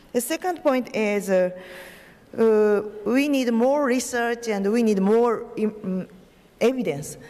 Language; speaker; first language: English; non-native, learner; Japanese